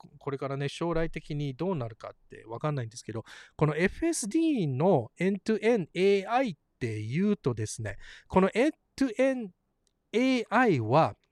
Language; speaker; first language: Japanese; early bilingual, heritage; Japanese